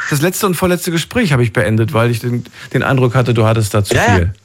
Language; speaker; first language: German; native; German